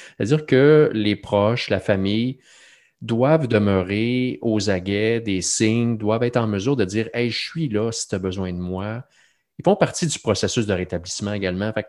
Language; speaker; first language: French; native; French